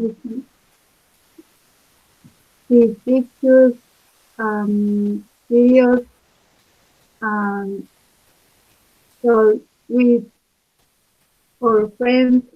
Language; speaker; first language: English; non-native, learner; Spanish